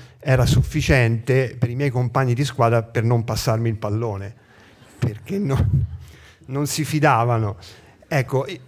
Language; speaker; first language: Italian; native; Italian